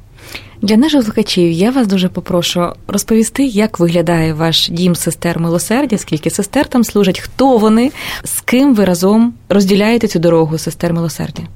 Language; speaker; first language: Ukrainian; native; Ukrainian